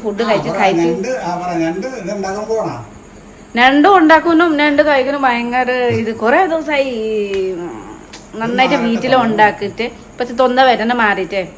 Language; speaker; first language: Malayalam; non-native, fluent; Nepali